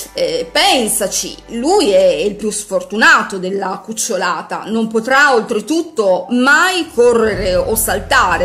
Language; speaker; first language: Italian; native; Italian